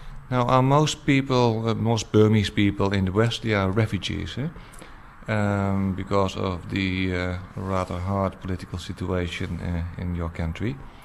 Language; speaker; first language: English; non-native, fluent; Dutch